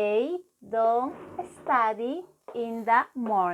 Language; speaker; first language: English; non-native, fluent; Spanish